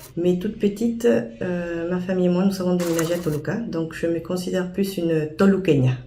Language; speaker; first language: French; non-native, fluent; Spanish